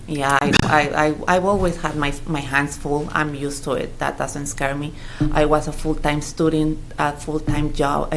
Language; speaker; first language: English; non-native, fluent; Spanish